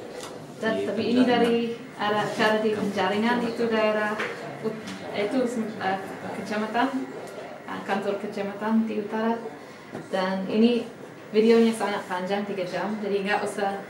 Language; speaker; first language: Indonesian; non-native, fluent; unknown